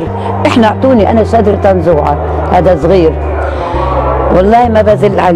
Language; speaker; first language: Arabic; native; Arabic